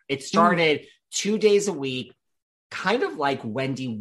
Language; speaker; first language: English; native; English